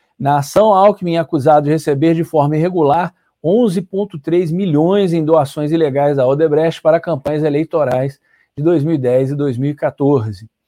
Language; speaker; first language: Portuguese; native; Portuguese